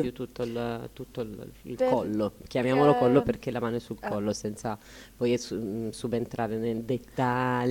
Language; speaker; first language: Italian; native; Italian